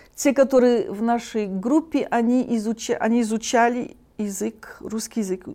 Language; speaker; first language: Russian; early bilingual, heritage; Russian